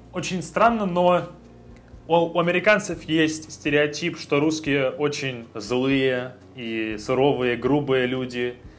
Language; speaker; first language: Russian; native; Russian